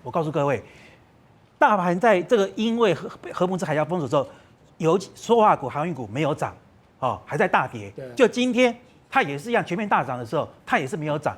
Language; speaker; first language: Chinese; native; Chinese